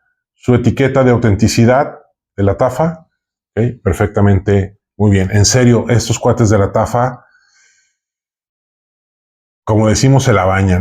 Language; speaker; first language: Spanish; native; Spanish